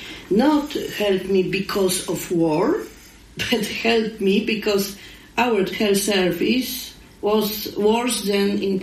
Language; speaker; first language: English; non-native, learner; Polish